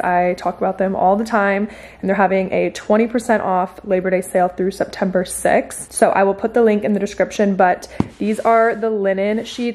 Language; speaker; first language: English; native; English